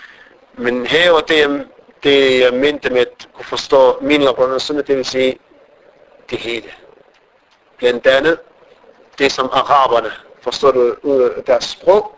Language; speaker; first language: Danish; non-native, fluent; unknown